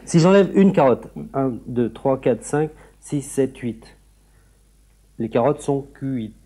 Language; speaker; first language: French; native; French